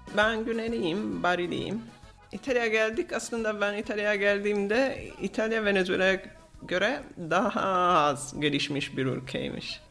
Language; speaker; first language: Turkish; non-native, fluent; Italian